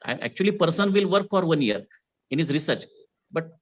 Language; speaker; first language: English; non-native, local second language; Marathi